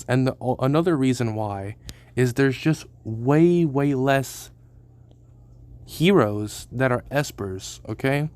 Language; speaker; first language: English; native; English